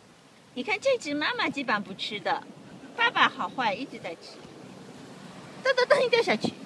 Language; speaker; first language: Chinese; native; Chinese